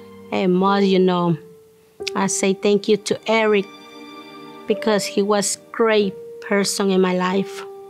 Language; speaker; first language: English; non-native, learner; Spanish